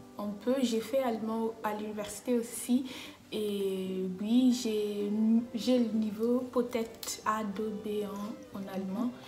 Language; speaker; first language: French; non-native, fluent; Yoruba